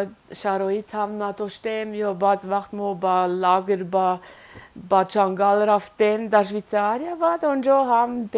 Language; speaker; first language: Persian; non-native, learner; Swiss German